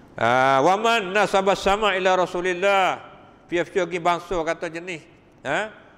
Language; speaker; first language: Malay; native; Malay